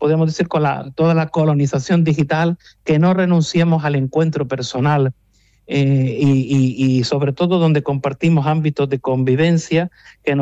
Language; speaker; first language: Spanish; native; Spanish